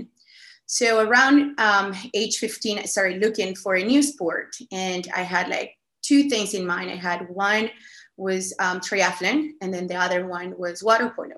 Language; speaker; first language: English; non-native, fluent; Spanish